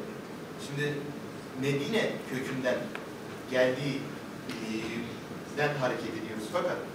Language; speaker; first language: Turkish; native; Turkish